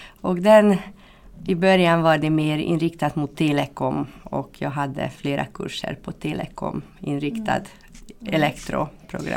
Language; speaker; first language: Swedish; non-native, fluent; Hungarian